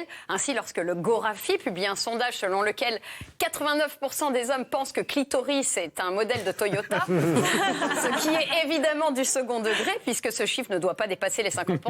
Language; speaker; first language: French; native; French